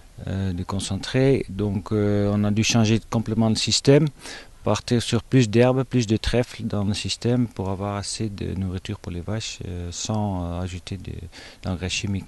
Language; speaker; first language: French; non-native, fluent; Dutch